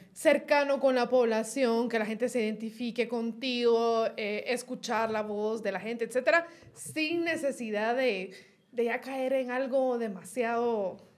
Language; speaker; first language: Spanish; native; Spanish